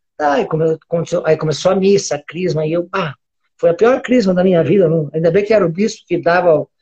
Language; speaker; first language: Portuguese; native; Portuguese